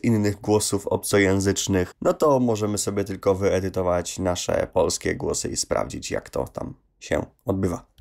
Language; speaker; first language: Polish; native; Polish